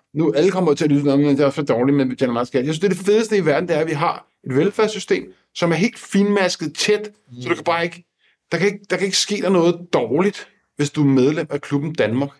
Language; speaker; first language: Danish; native; Danish